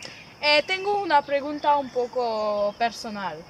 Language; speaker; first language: Spanish; non-native, learner; French